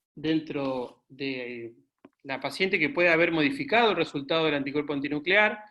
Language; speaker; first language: Spanish; native; Spanish